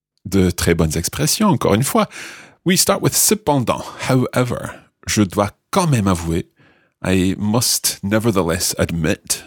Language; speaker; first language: French; non-native, fluent; English